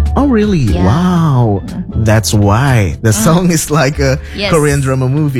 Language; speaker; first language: English; non-native, fluent; Indonesian